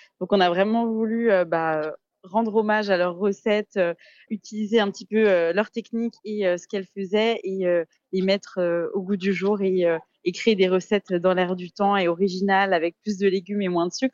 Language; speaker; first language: French; native; French